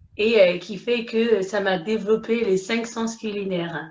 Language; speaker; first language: French; early bilingual, other home language; Haitian Creole